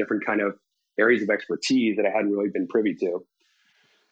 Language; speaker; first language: English; native; English